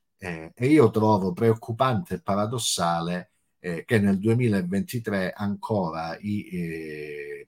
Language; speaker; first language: Italian; native; Italian